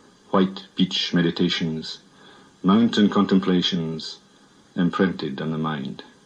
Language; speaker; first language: English; native; English